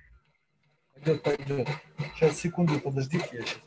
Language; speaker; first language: Russian; native; Russian